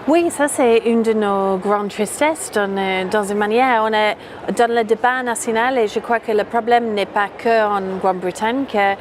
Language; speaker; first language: French; non-native, fluent; English